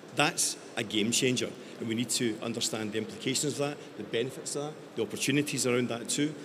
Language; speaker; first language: English; native; English